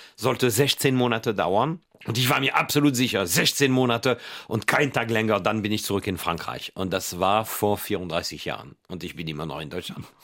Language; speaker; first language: German; non-native, fluent; French